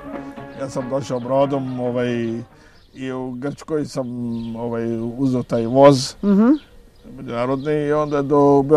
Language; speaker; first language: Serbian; non-native, fluent; Arabic